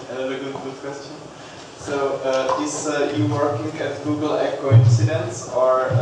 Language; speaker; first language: English; non-native, fluent; Czech